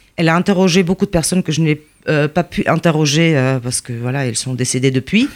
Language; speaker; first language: French; non-native, fluent; Polish